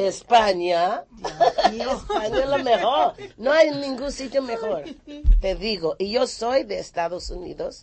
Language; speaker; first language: Spanish; non-native, fluent; English